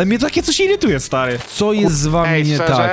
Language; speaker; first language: Polish; native; Polish